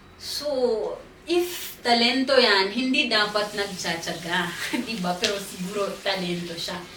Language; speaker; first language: Filipino; non-native, fluent; Swahili